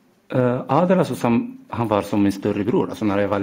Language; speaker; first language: Swedish; non-native, learner; Arabic